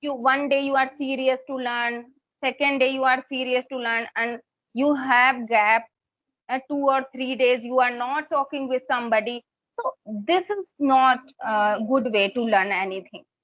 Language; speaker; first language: English; non-native, fluent; Hindi